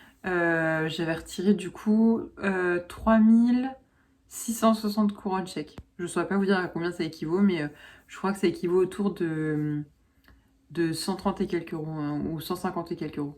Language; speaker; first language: French; native; French